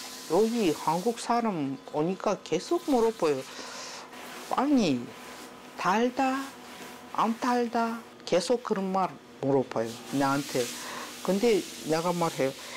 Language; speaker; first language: Korean; non-native, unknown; Russian